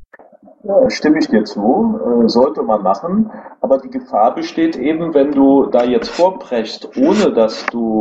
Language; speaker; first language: German; native; German